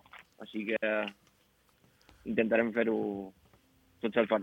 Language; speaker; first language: Catalan; non-native, local second language; Spanish